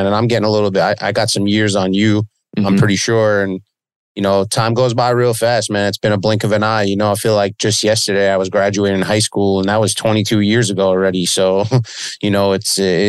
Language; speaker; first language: English; native; English